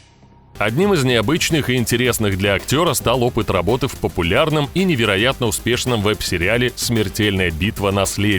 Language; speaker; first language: Russian; native; Russian